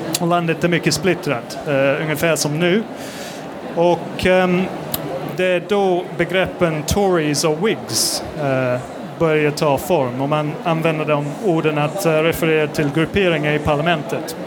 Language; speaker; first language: Swedish; non-native, fluent; English